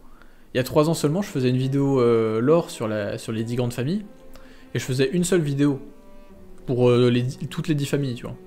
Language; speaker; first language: French; native; French